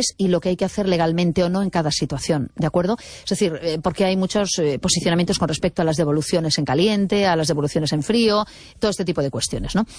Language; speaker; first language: Spanish; native; Spanish